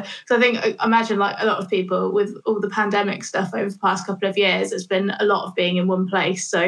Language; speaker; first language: English; native; English